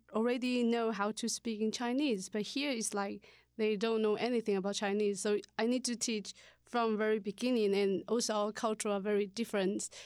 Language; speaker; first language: English; non-native, learner; Chinese